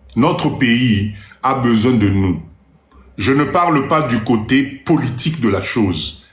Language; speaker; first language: French; non-native, local second language; Lingala